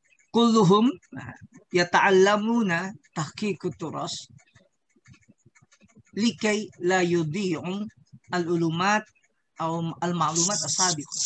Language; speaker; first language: Arabic; non-native, learner; Indonesian